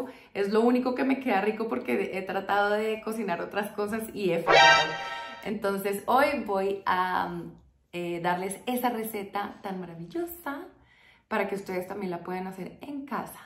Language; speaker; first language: Spanish; native; Spanish